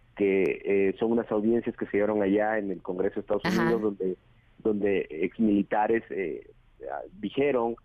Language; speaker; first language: Spanish; native; Spanish